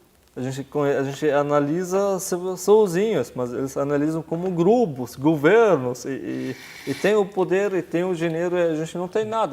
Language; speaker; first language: Portuguese; non-native, fluent; Arabic